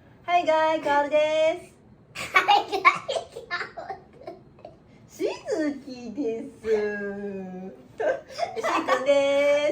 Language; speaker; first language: Japanese; native; Japanese